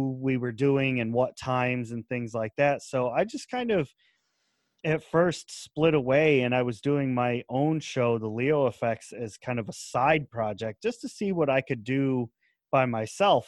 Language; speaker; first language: English; native; English